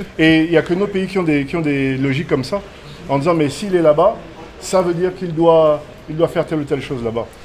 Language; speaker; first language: French; native; French